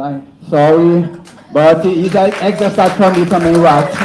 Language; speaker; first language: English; non-native, learner; Portuguese